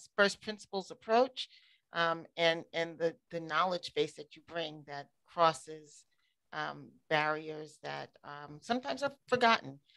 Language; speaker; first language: English; native; English